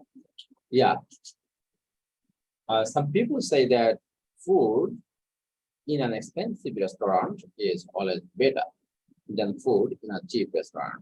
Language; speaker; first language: English; non-native, fluent; Bangla